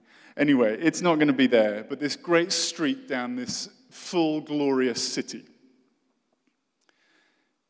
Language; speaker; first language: English; native; English